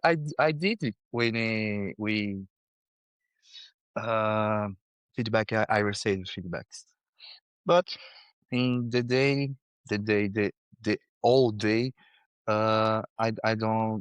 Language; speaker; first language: English; non-native, learner; Portuguese